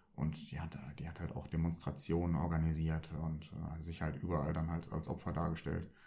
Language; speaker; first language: German; early bilingual, other home language; Turkish